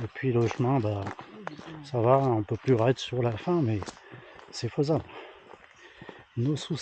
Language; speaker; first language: French; native; French